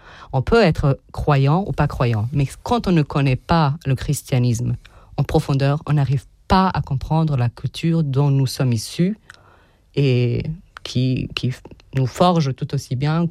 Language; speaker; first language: French; non-native, fluent; Serbian